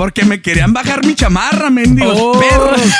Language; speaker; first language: Spanish; early bilingual, other home language; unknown